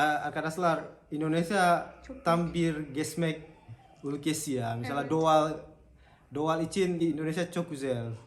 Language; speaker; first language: Turkish; non-native, learner; Indonesian